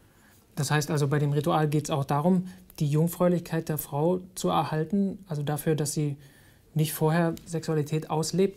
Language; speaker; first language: German; native; German